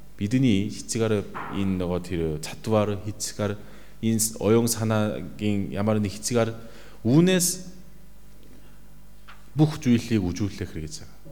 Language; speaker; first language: Mongolian; non-native, fluent; Korean